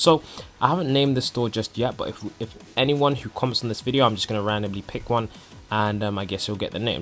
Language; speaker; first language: English; native; English